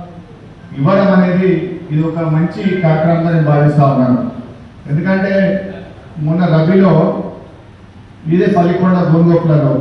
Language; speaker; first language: Telugu; native; Telugu